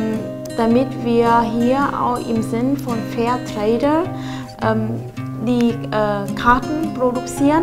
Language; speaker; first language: German; non-native, fluent; Vietnamese